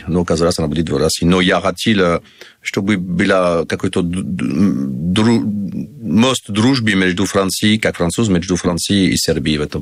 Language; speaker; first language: Russian; non-native, learner; French